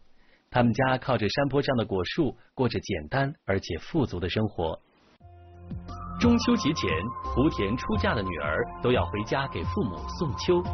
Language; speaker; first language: Chinese; native; Chinese